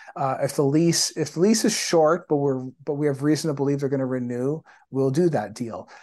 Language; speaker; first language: English; native; English